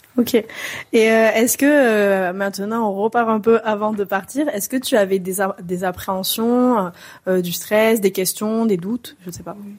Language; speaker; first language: French; native; French